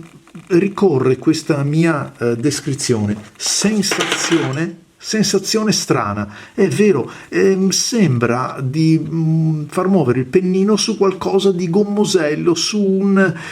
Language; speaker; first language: Italian; native; Italian